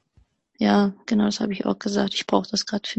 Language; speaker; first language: German; native; German